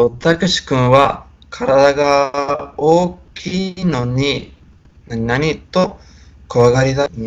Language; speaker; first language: Japanese; non-native, learner; Spanish